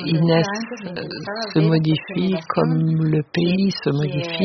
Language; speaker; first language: French; non-native, fluent; Spanish